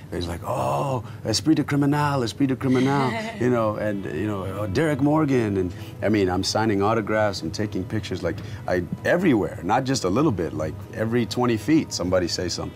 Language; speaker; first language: English; native; English